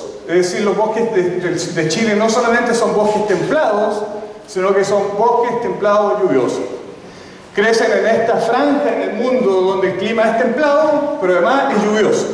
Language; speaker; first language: Spanish; native; Spanish